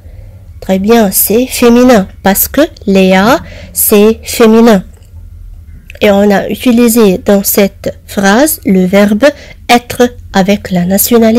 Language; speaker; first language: French; non-native, fluent; Arabic